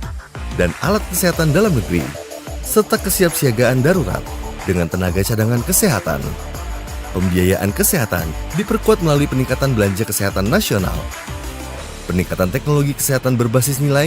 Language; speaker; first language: Indonesian; native; Indonesian